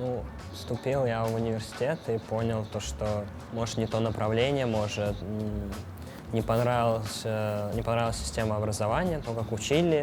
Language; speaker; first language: Russian; native; Russian